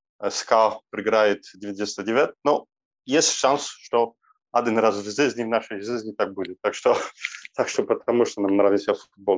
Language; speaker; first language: Russian; non-native, learner; Polish